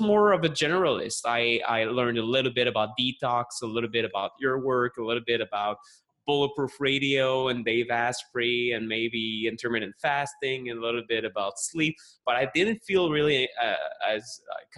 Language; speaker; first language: English; non-native, fluent; French